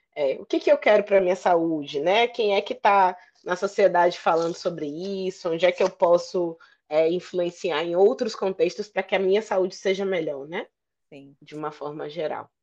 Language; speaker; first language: Portuguese; native; Portuguese